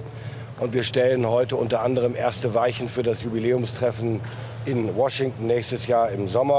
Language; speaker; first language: German; native; German